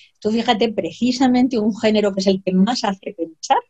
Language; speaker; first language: Spanish; native; Spanish